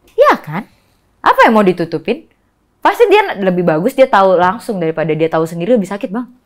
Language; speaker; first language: Indonesian; native; Indonesian